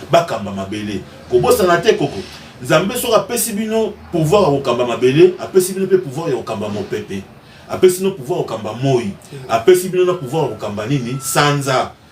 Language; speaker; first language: Lingala; non-native, local second language; Kongo